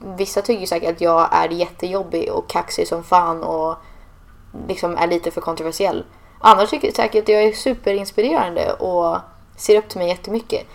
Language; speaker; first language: Swedish; early bilingual, heritage; Swedish